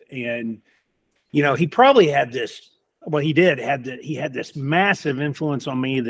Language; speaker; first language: English; native; English